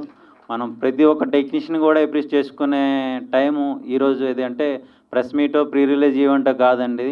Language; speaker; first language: Telugu; native; Telugu